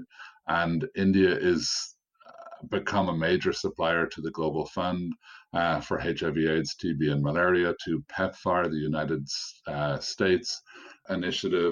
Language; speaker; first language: English; native; English